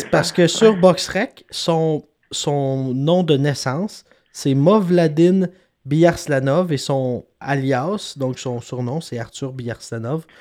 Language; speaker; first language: French; native; French